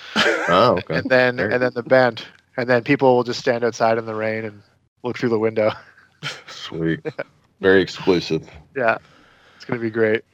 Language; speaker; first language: English; native; English